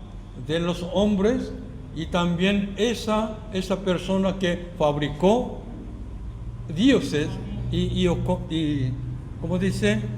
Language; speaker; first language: Spanish; non-native, fluent; Korean